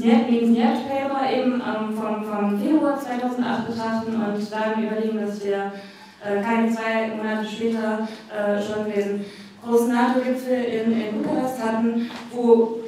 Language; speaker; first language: German; native; German